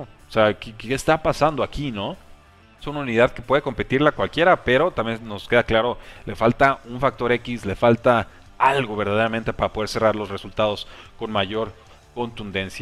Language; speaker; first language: Spanish; native; Spanish